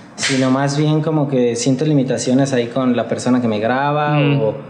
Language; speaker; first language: Spanish; native; Spanish